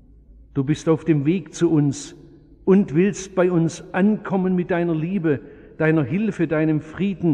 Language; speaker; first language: German; native; German